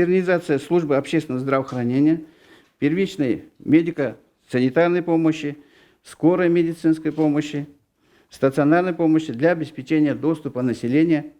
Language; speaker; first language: Russian; non-native, local second language; Kyrgyz